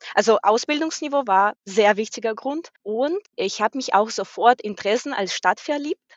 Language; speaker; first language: German; non-native, fluent; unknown